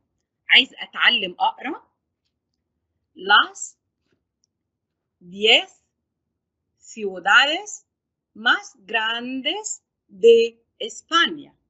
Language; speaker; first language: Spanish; non-native, fluent; Arabic